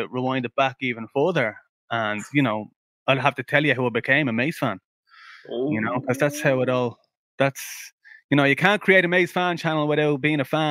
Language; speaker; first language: English; native; English